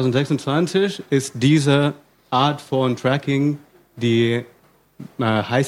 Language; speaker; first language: German; non-native, fluent; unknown